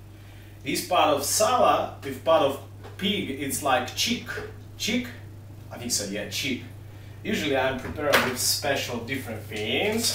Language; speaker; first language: English; non-native, learner; Ukrainian